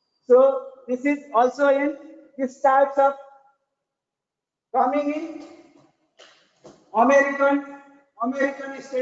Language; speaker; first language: English; non-native, learner; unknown